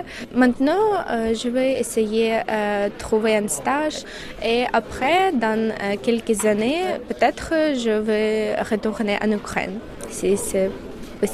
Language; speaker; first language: French; non-native, learner; Ukrainian